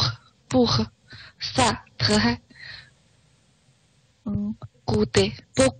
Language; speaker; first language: French; non-native, learner; Chinese